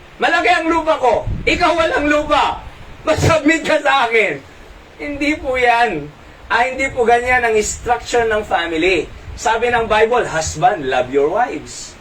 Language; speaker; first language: Filipino; non-native, local second language; Iloko